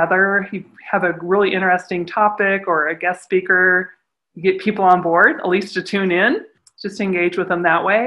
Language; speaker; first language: English; native; English